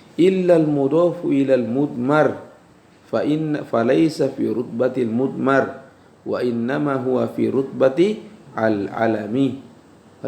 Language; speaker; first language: Arabic; non-native, fluent; Indonesian